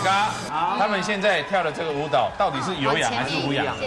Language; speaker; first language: Chinese; native; Chinese